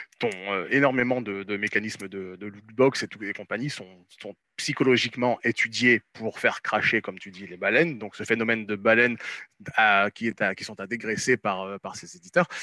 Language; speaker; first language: French; native; French